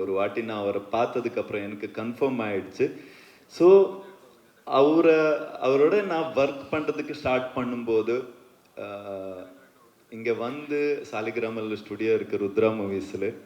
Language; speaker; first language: Tamil; non-native, learner; Kannada